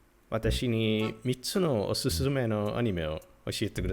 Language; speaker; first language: Japanese; non-native, learner; Estonian